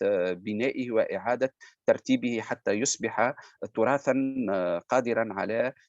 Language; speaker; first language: Arabic; native; Arabic